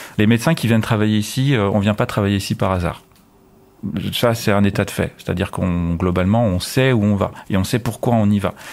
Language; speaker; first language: French; native; French